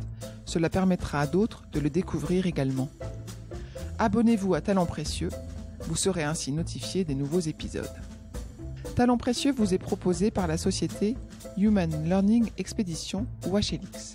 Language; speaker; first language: French; native; French